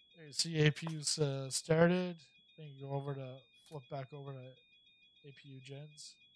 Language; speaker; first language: English; native; English